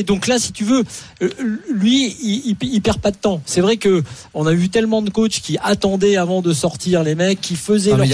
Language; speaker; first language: French; native; French